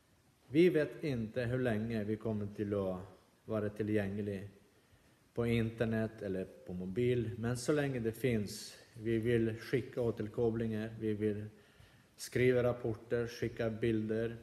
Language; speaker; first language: Swedish; non-native, fluent; Ukrainian